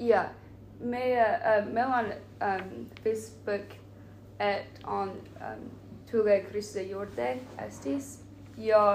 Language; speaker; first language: Estonian; non-native, learner; Finnish